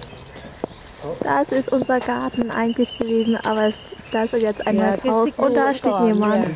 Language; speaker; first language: German; early bilingual, other home language; Vietnamese